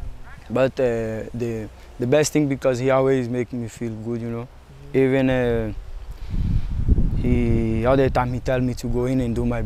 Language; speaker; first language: English; non-native, fluent; Portuguese